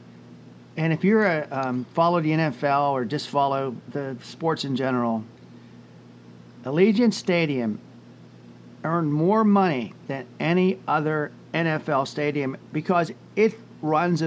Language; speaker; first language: English; native; English